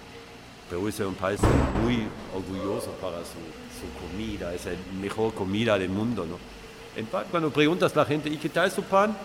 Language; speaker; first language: Spanish; non-native, fluent; German